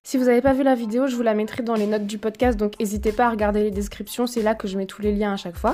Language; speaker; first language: French; native; French